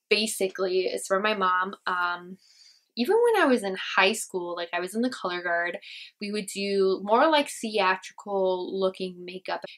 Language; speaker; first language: English; native; English